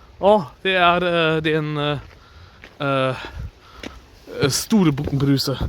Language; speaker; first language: Norwegian; non-native, learner; German